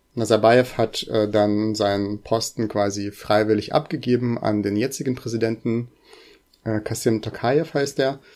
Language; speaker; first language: German; early bilingual, other home language; Russian